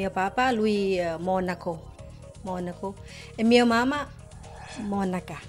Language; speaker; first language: Italian; non-native, learner; Thai